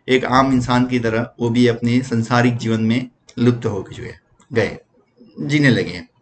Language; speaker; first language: Hindi; non-native, local second language; Gujarati